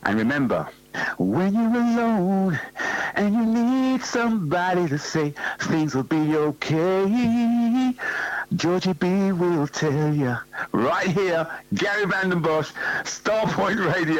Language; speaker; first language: English; native; English